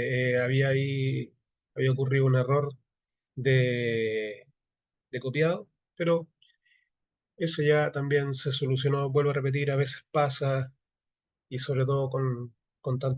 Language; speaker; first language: Spanish; native; Spanish